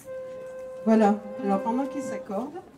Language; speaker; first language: French; native; French